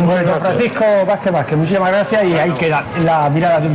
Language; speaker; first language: Spanish; native; Spanish